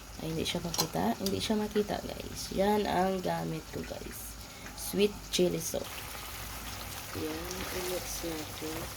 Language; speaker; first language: Filipino; non-native, local second language; Cebuano